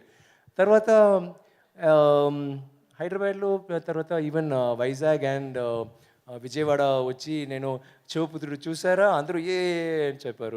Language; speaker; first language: Telugu; non-native, learner; Tamil